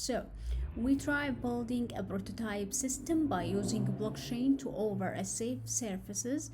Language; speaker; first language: English; non-native, learner; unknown